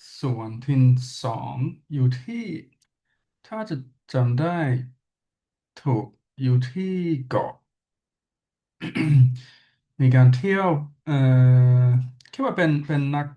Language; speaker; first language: Thai; non-native, learner; English